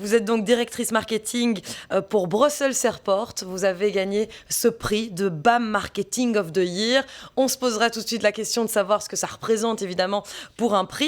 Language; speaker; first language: French; native; French